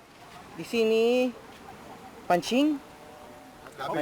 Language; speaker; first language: Indonesian; non-native, learner; Filipino